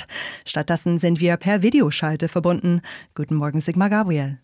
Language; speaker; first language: German; native; German